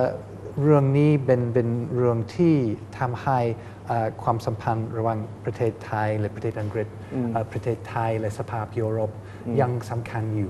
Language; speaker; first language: Thai; non-native, fluent; English